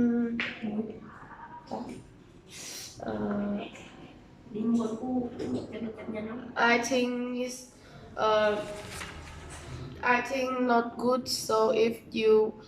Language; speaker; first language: English; non-native, learner; Vietnamese